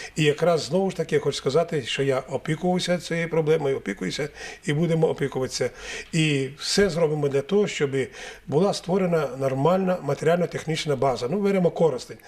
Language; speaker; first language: Ukrainian; native; Ukrainian